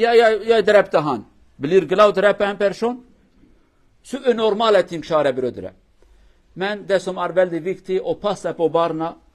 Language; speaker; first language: Norwegian; non-native, fluent; Kurdish